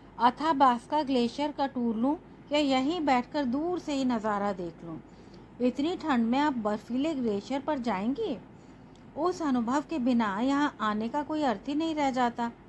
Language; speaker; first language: Hindi; native; Hindi